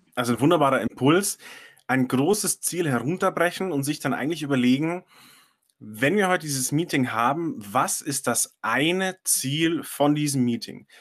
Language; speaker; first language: German; non-native, fluent; Chinese